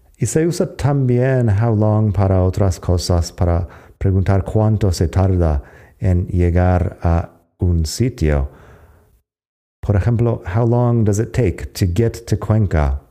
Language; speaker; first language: Spanish; non-native, fluent; English